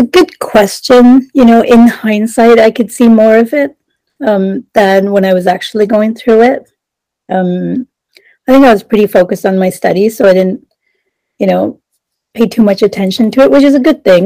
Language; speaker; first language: English; non-native, local second language; Sinhala